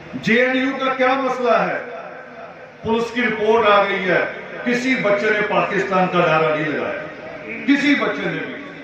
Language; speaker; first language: Hindi; non-native, local second language; Punjabi